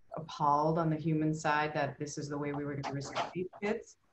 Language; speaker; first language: English; early bilingual, other home language; Spanish